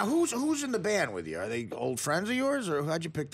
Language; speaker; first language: English; native; English